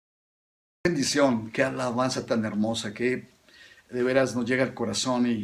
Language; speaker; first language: Spanish; native; Spanish